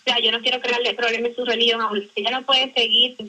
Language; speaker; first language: Spanish; native; Spanish